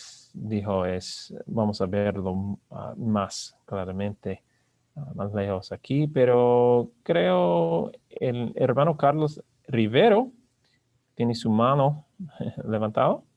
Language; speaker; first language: Spanish; non-native, learner; English